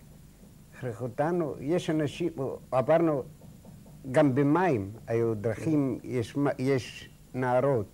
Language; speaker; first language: Hebrew; non-native, fluent; Arabic